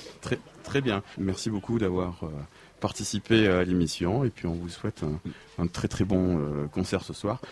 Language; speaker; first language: French; native; French